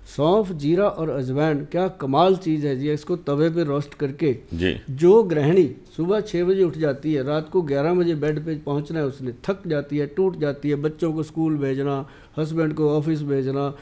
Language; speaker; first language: Hindi; native; Hindi